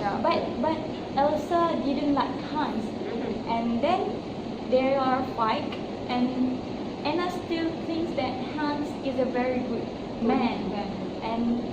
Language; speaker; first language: English; non-native, local second language; Malay